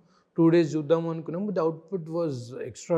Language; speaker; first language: Telugu; native; Telugu